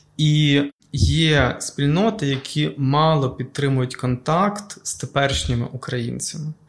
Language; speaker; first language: Ukrainian; native; Ukrainian